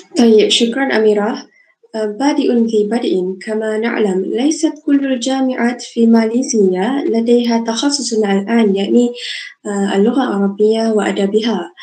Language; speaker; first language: Arabic; non-native, fluent; Malay